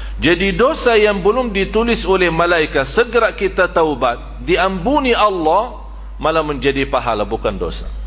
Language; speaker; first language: Malay; non-native, fluent; Arabic